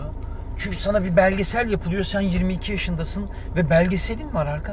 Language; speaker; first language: Turkish; native; Turkish